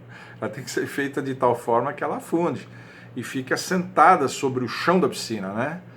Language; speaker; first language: Portuguese; native; Portuguese